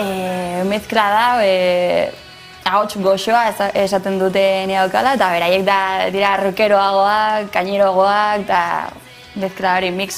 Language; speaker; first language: Basque; non-native, local second language; Spanish